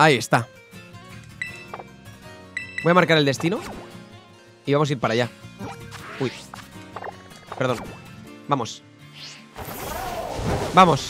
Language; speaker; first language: Spanish; native; Spanish